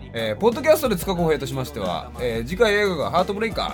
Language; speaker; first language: Japanese; native; Japanese